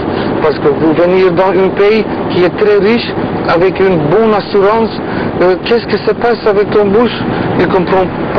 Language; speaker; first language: French; non-native, learner; Turkish